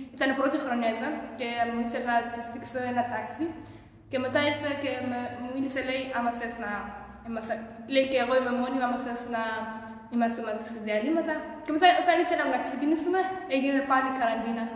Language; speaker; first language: Greek; early bilingual, other home language; Persian